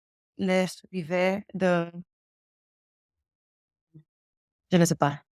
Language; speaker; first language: French; non-native, learner; English